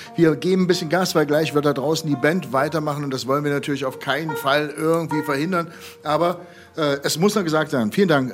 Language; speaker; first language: German; native; German